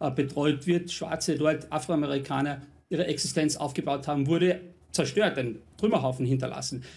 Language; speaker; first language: German; non-native, fluent; English